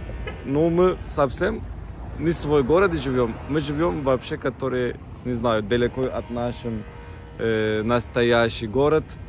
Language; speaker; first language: Russian; non-native, learner; Turkish